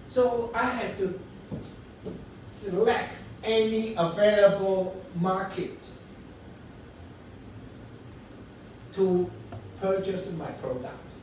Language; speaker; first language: English; non-native, learner; Chinese